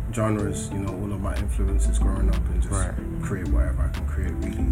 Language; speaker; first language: English; native; English